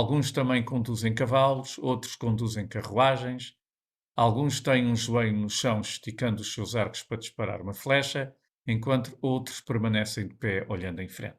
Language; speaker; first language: Portuguese; native; Portuguese